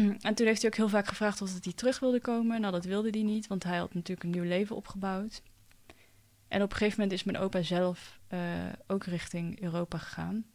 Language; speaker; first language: Dutch; early bilingual, other home language; Chinese